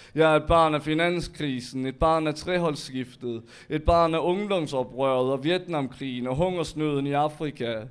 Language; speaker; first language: Danish; native; Danish